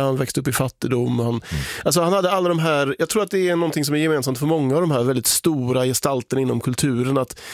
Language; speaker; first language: Swedish; native; Swedish